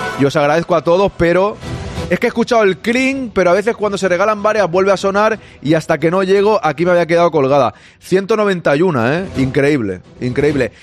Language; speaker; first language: Spanish; native; Spanish